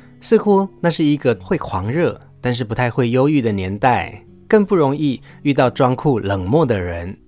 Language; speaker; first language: Chinese; native; Chinese